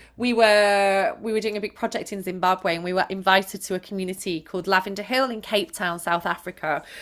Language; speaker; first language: English; native; English